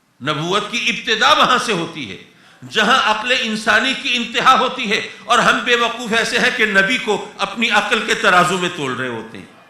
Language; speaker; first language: Urdu; native; Urdu